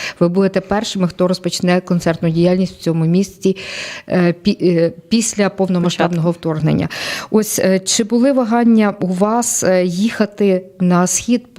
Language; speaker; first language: Ukrainian; native; Ukrainian